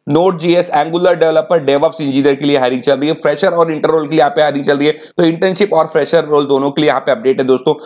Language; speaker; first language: Hindi; native; Hindi